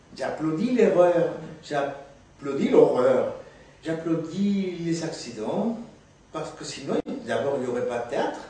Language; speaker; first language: French; non-native, fluent; Spanish